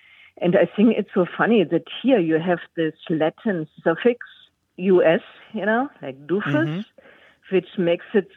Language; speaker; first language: English; non-native, fluent; German